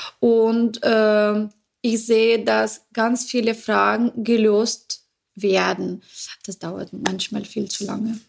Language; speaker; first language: German; non-native, learner; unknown